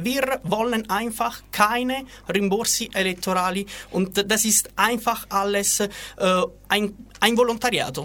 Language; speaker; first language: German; non-native, learner; Italian